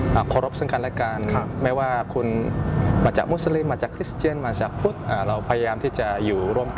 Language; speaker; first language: Thai; early bilingual, other home language; Indonesian